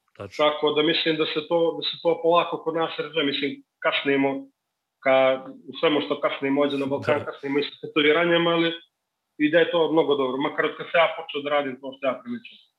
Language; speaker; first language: Serbian; native; Serbian